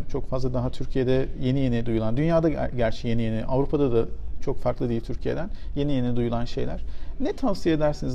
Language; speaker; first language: Turkish; native; Turkish